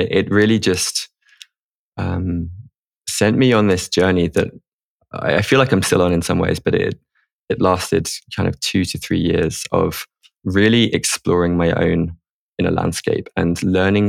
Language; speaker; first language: English; native; English